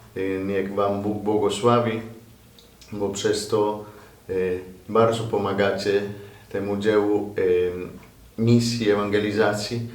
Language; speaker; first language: Polish; non-native, fluent; Spanish